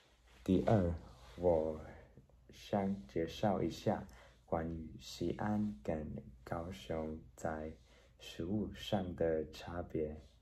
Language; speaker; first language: Chinese; non-native, learner; Spanish